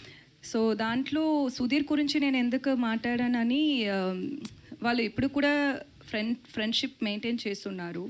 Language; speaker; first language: Telugu; non-native, learner; Tamil